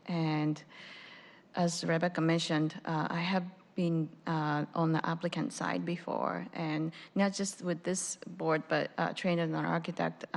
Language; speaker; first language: English; non-native, fluent; Japanese